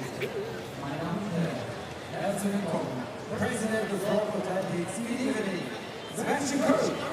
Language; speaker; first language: German; native; German